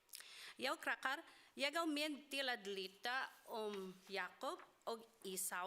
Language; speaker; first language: Icelandic; non-native, learner; Swedish